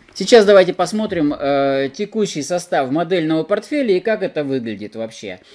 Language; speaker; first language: Russian; native; Russian